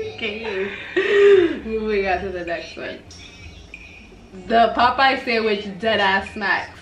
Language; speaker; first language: English; native; English